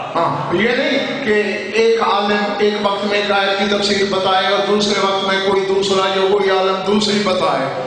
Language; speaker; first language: Urdu; non-native, local second language; Saraiki